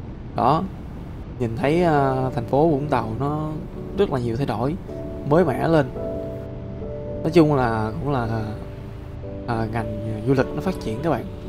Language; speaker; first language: Vietnamese; native; Vietnamese